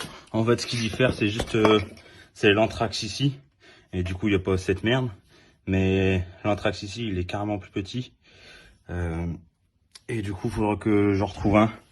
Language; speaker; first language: French; native; French